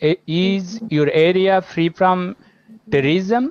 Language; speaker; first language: English; non-native, learner; Bangla